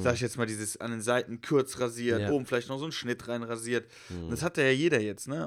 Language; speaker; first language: German; native; German